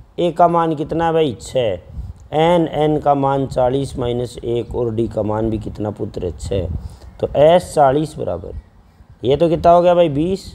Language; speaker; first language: Hindi; native; Hindi